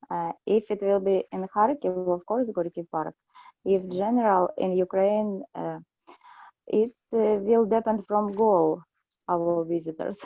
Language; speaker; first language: English; non-native, learner; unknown